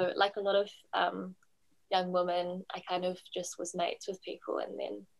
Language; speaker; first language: English; native; English